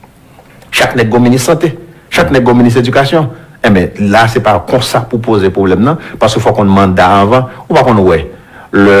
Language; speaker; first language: French; non-native, local second language; Haitian Creole